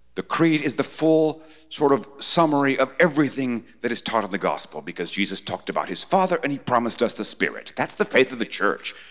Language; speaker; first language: English; early bilingual, other home language; Spanish